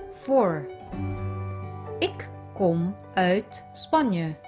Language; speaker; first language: Dutch; non-native, fluent; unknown